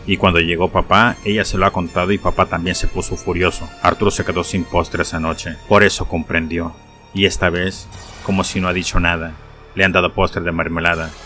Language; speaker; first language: Spanish; native; Spanish